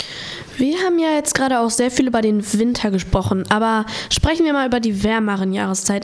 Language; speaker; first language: German; native; German